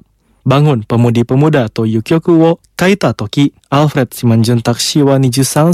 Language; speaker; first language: Japanese; non-native, fluent; Indonesian